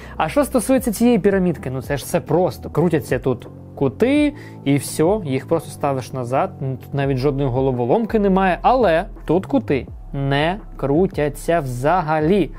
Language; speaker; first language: Ukrainian; non-native, local second language; Russian